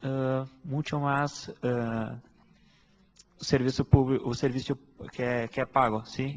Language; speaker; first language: Spanish; non-native, fluent; Portuguese